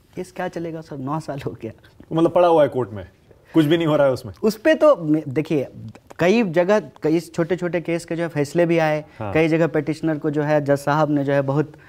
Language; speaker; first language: Hindi; native; Hindi